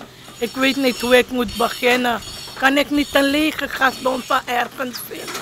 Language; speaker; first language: Dutch; non-native, local second language; Caribbean Hindustani